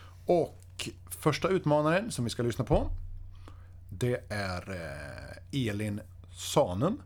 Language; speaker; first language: Swedish; native; Swedish